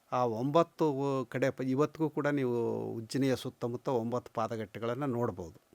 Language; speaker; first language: Kannada; native; Kannada